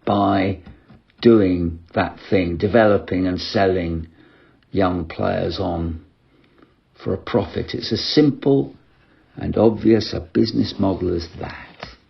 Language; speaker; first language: English; native; English